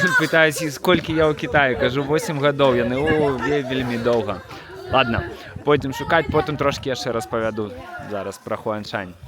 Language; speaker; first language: Belarusian; non-native, local second language; Russian